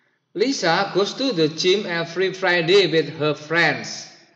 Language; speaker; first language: English; non-native, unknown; Indonesian